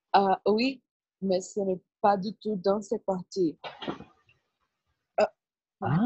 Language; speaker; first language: French; non-native, learner; Portuguese